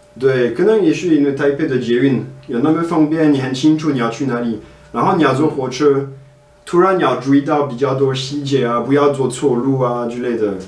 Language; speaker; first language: Chinese; non-native, fluent; French